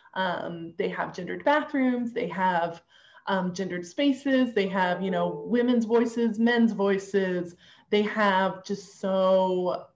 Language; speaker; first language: English; native; English